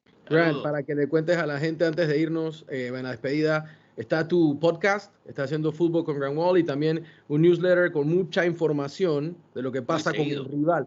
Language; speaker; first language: Spanish; native; Spanish